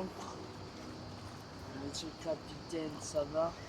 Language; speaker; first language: French; native; French